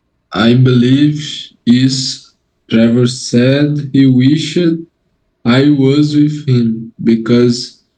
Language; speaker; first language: English; non-native, learner; Portuguese